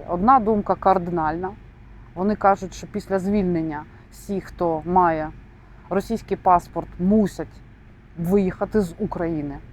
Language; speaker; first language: Ukrainian; non-native, local second language; Russian